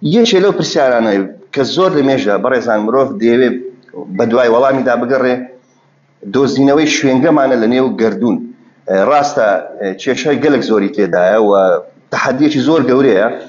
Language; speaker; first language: Central Kurdish; native; Central Kurdish